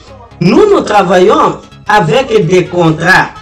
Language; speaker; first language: French; non-native, learner; Portuguese